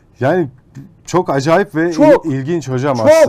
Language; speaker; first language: Turkish; native; Turkish